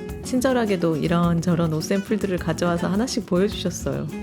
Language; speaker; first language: Korean; native; Korean